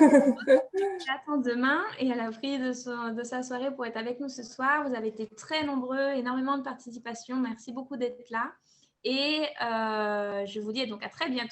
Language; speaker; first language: French; native; French